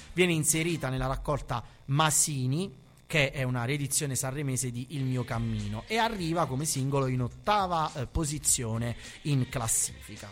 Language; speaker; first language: Italian; native; Italian